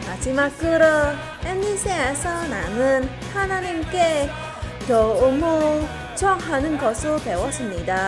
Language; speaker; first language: Korean; non-native, learner; Indonesian